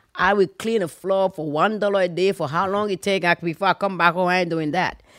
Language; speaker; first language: English; non-native, fluent; Fon